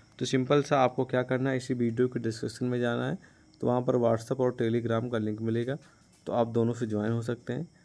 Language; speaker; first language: Hindi; native; Hindi